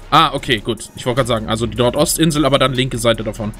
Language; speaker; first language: German; native; German